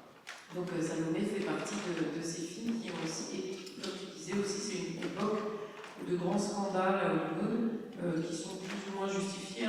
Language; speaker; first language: French; native; French